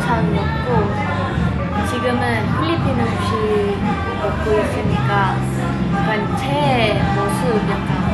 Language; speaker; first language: Korean; non-native, learner; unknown